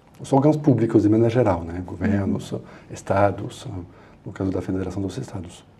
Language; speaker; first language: Portuguese; non-native, fluent; French